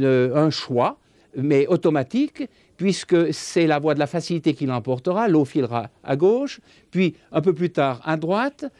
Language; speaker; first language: French; native; French